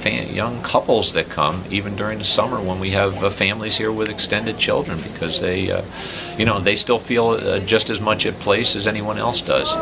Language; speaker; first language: English; native; English